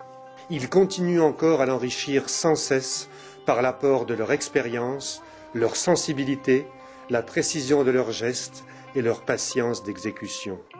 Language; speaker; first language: French; native; French